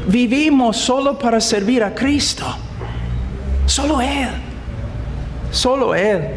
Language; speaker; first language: Spanish; non-native, fluent; English